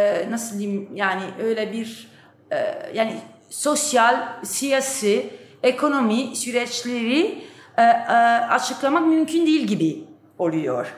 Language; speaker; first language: Turkish; non-native, fluent; Italian